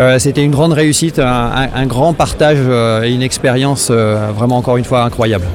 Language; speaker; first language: French; native; French